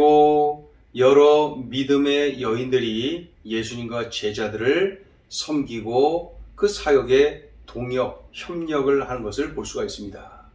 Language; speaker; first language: Korean; native; Korean